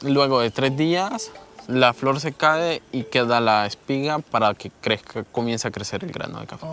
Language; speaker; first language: Spanish; native; Spanish